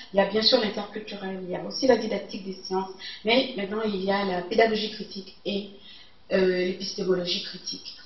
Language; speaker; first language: French; early bilingual, other home language; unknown